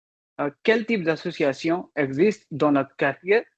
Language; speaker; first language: French; non-native, learner; Hindi